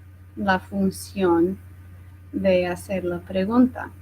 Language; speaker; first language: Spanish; non-native, fluent; English